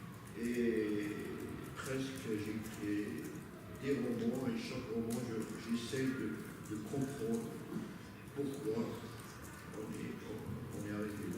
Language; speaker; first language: French; non-native, local second language; Arabic